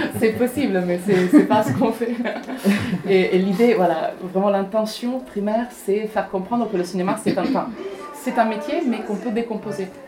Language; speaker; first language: French; non-native, fluent; Italian